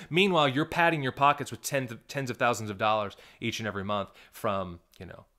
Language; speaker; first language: English; native; English